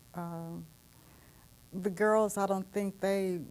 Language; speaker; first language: English; native; English